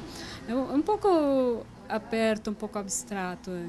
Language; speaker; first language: Italian; non-native, fluent; Portuguese